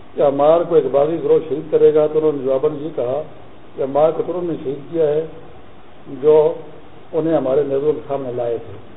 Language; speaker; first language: Urdu; non-native, local second language; Pashto